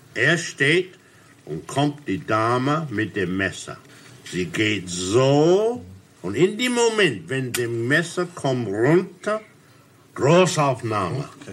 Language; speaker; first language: German; non-native, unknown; English